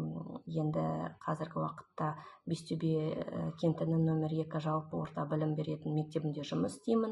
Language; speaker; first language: Kazakh; non-native, local second language; Russian